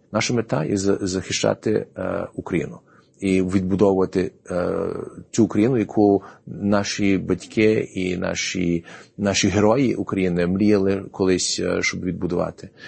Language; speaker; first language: Ukrainian; early bilingual, heritage; Ukrainian